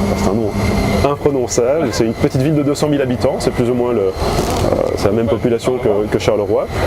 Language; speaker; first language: French; native; French